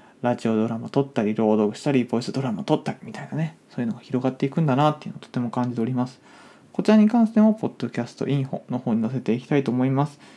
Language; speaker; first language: Japanese; native; Japanese